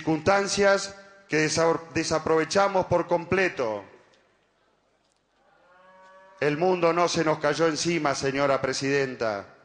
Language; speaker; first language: Spanish; native; Spanish